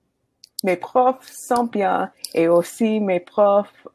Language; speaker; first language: French; non-native, learner; English